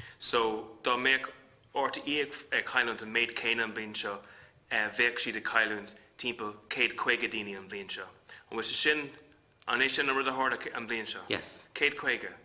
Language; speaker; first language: Irish; non-native, local second language; English